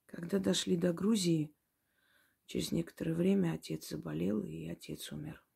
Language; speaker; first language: Russian; non-native, local second language; Armenian